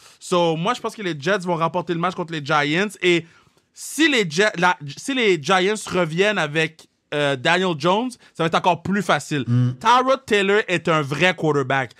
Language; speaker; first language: French; native; French